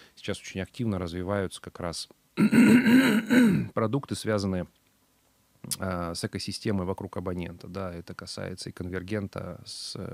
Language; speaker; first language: Russian; native; Russian